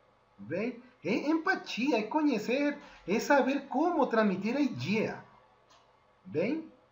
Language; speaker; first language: Portuguese; non-native, fluent; Spanish